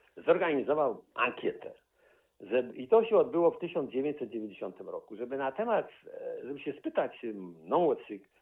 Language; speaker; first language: Polish; native; Polish